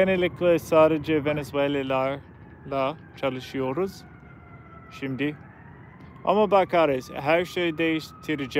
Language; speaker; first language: Turkish; non-native, learner; English